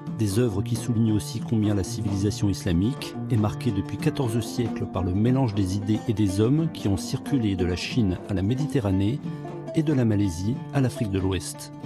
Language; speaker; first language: French; native; French